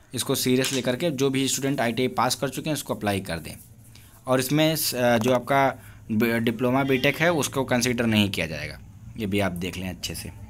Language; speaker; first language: Hindi; native; Hindi